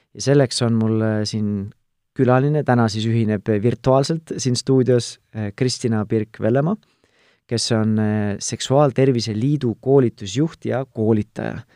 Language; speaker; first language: Estonian; native; Estonian